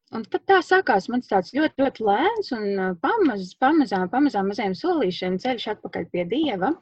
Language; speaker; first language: Latvian; native; Latvian